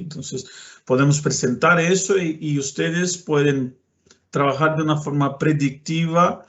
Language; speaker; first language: Spanish; non-native, fluent; Portuguese